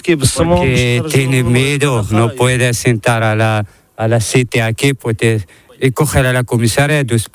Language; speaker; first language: Spanish; non-native, learner; Arabic